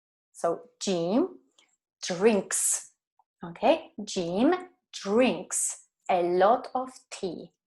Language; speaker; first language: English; non-native, fluent; Spanish